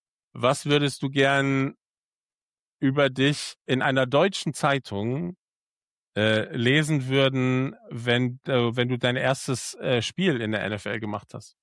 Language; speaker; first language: German; native; German